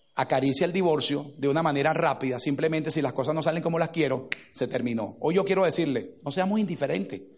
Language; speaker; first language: Spanish; native; Spanish